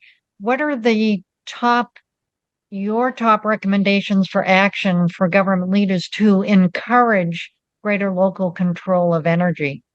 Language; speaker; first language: English; native; English